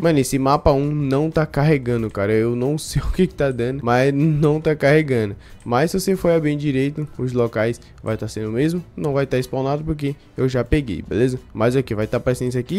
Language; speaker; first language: Portuguese; native; Portuguese